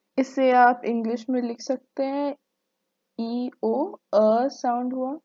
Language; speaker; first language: Hindi; native; Hindi